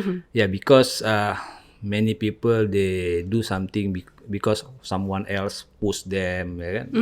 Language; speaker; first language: English; non-native, learner; Indonesian